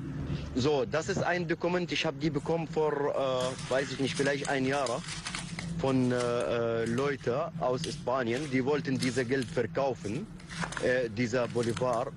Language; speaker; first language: German; non-native, fluent; Turkish